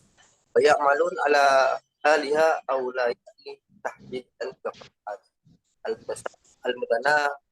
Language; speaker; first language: Arabic; non-native, learner; Indonesian